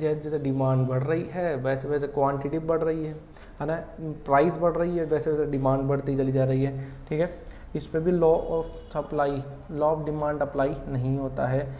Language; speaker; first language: Hindi; native; Hindi